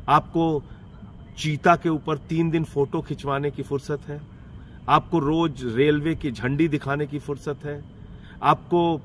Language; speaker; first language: Hindi; native; Hindi